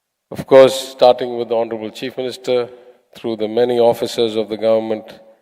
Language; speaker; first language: English; non-native, local second language; Tamil